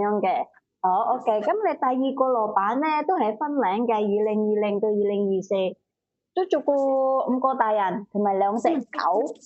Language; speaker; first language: Cantonese; native; Cantonese